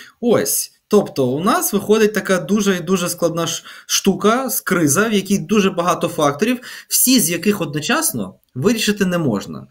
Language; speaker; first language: Ukrainian; native; Ukrainian